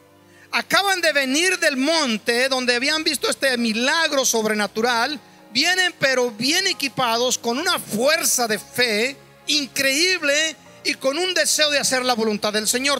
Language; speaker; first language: Spanish; native; Spanish